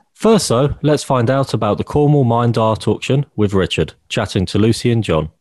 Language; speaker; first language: English; native; English